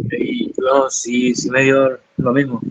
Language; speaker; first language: Spanish; native; Spanish